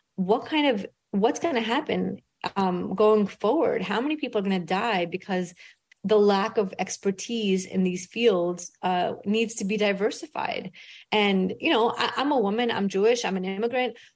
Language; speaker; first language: English; early bilingual, other home language; Russian